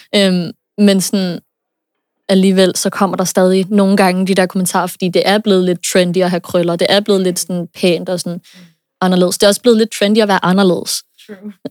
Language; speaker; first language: Danish; early bilingual, other home language; English